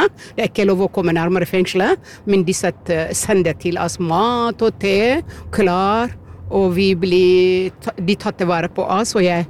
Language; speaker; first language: Norwegian; non-native, fluent; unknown